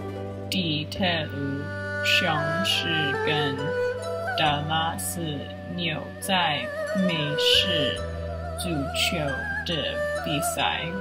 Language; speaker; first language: Chinese; non-native, learner; English